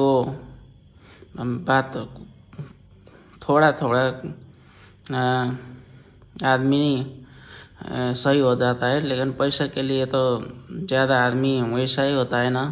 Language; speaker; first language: Hindi; non-native, learner; Nepali